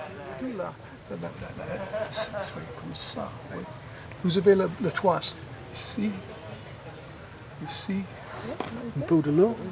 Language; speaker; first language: French; non-native, learner; English